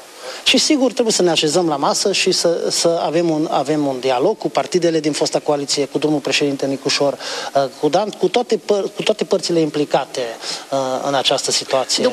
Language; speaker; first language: Romanian; non-native, local second language; Hungarian